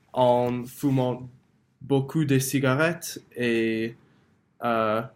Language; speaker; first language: French; non-native, learner; English